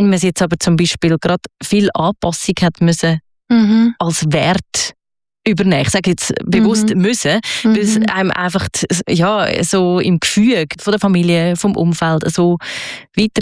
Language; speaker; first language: German; native; German